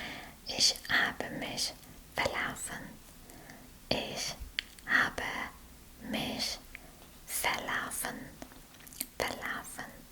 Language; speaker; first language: German; non-native, fluent; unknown